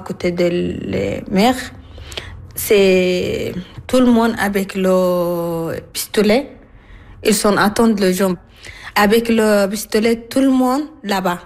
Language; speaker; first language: French; non-native, learner; Arabic